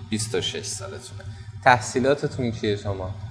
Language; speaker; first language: Persian; native; Persian